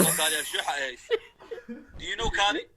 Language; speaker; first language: English; non-native, learner; Arabic